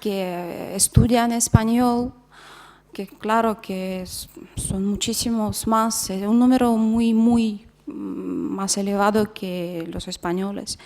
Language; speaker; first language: Spanish; non-native, fluent; Russian